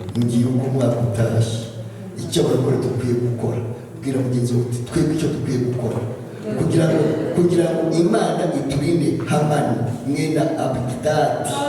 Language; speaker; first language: Kinyarwanda; early bilingual, heritage; Kinyarwanda